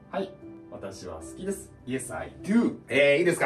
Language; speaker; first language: Japanese; native; Japanese